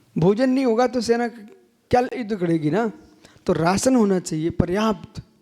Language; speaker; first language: Hindi; native; Hindi